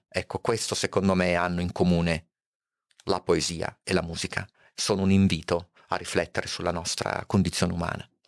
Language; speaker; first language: Italian; native; Italian